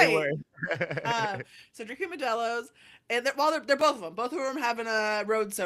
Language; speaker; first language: English; native; English